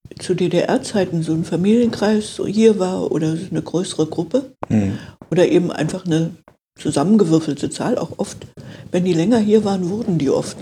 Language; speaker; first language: German; native; German